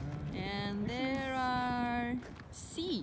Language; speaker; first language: English; non-native, learner; Russian